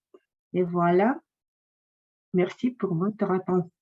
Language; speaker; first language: French; non-native, fluent; Russian